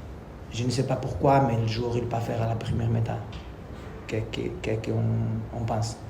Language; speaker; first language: French; non-native, learner; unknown